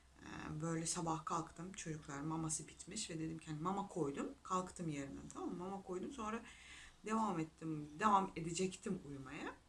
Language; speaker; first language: Turkish; non-native, fluent; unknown